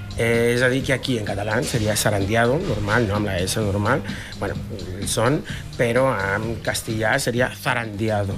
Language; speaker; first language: Catalan; non-native, fluent; Spanish